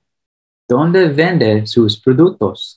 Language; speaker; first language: Spanish; early bilingual, heritage; English